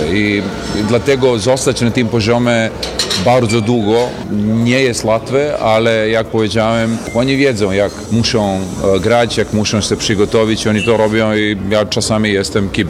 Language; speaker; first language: Polish; non-native, fluent; Serbian